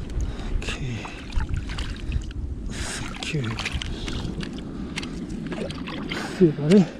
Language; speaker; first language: English; non-native, learner; Japanese